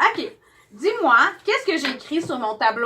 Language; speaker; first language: French; native; French